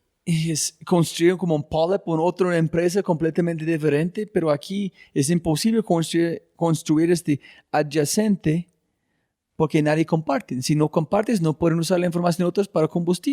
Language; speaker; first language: Spanish; non-native, fluent; English